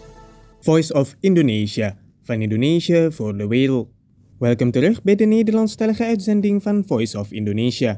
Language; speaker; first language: Dutch; non-native, fluent; Indonesian